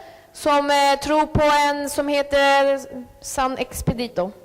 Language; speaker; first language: Swedish; early bilingual, other home language; Spanish